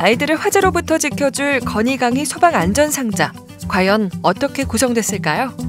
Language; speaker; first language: Korean; native; Korean